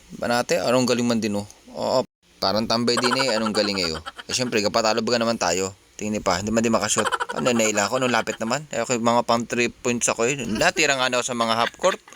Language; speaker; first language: Filipino; native; Filipino